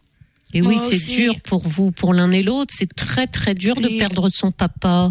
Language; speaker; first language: French; native; French